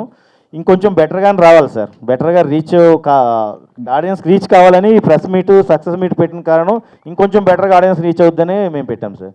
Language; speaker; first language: Telugu; native; Telugu